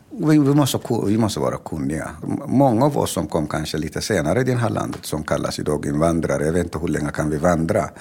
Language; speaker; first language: Swedish; non-native, fluent; Tigrinya